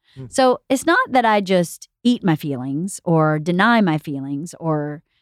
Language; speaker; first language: English; native; English